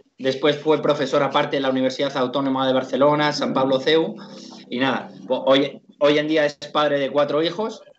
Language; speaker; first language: Spanish; native; Spanish